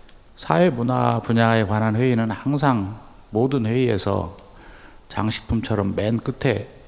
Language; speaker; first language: Korean; native; Korean